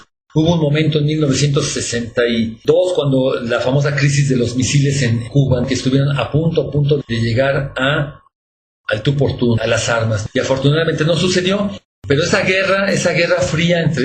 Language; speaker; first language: Spanish; native; Spanish